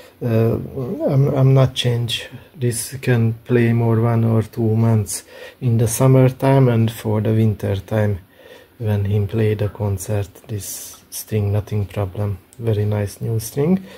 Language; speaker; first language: English; non-native, learner; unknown